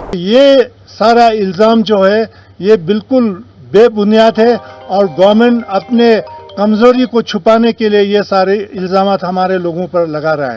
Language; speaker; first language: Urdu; non-native, local second language; Ladakhi